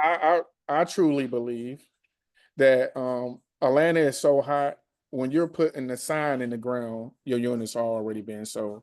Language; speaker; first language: English; native; English